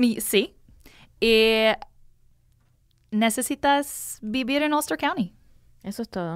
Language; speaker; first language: Spanish; non-native, learner; English